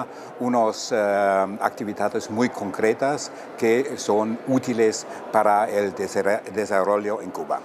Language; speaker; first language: Spanish; non-native, fluent; German